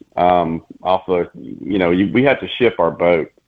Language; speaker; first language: English; native; English